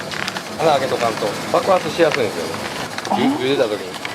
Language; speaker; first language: Japanese; native; Japanese